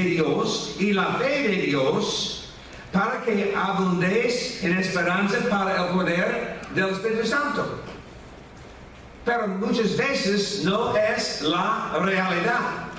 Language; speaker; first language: Spanish; non-native, fluent; English